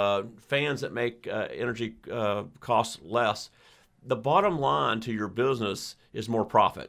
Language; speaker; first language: English; native; English